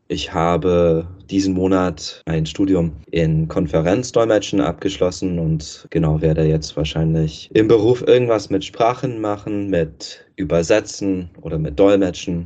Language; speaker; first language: German; non-native, fluent; English